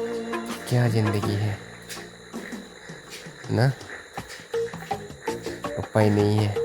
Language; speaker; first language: Hindi; non-native, local second language; Mising